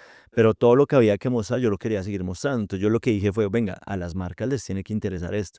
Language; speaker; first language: Spanish; native; Spanish